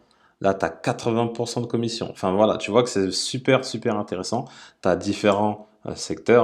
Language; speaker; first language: French; native; French